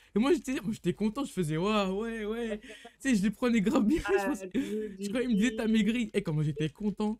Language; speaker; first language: French; native; French